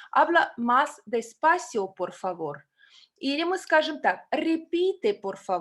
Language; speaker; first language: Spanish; non-native, fluent; Russian